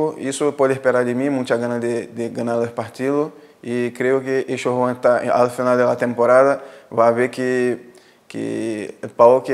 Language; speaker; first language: Spanish; non-native, fluent; Portuguese